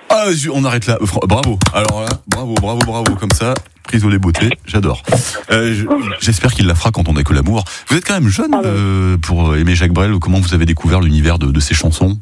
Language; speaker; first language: French; native; French